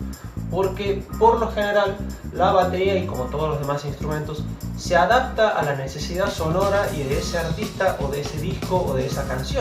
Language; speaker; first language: Spanish; native; Spanish